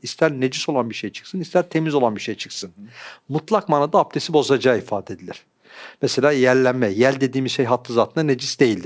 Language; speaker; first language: Turkish; native; Turkish